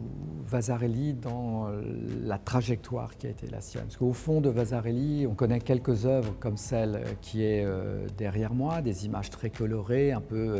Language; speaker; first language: French; native; French